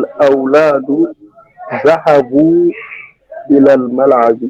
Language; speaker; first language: Arabic; non-native, learner; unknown